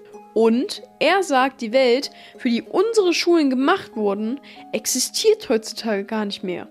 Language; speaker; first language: German; native; German